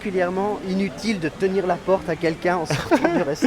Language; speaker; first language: French; native; French